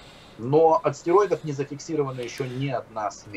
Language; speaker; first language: Russian; native; Russian